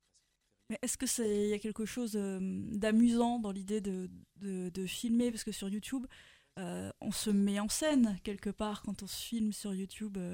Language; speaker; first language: French; native; French